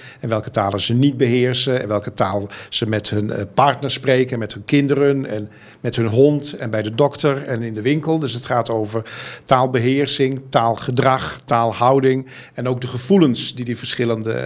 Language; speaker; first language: Dutch; non-native, local second language; Western Frisian